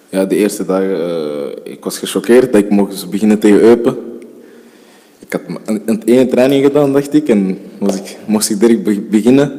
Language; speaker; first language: Dutch; early bilingual, other home language; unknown